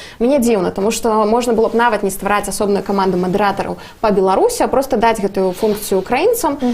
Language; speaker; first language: Belarusian; non-native, local second language; Russian